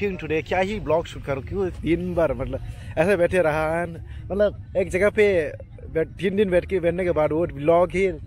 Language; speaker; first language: Hindi; non-native, local second language; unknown